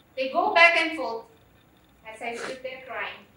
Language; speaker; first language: English; non-native, local second language; Malayalam